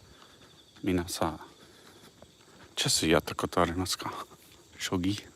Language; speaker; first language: Japanese; non-native, fluent; English